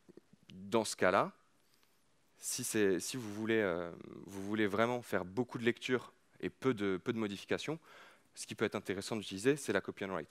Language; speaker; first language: French; native; French